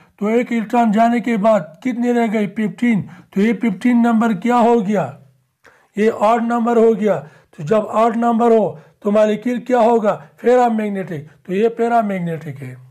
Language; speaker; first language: Urdu; non-native, local second language; Pashto